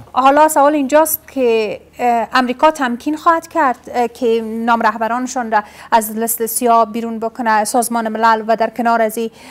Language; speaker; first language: Persian; native; Persian